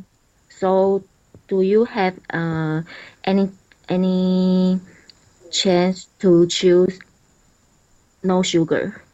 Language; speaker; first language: English; non-native, learner; Chinese